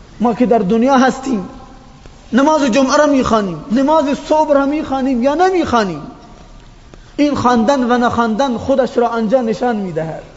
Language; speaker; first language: Persian; non-native, local second language; Baluchi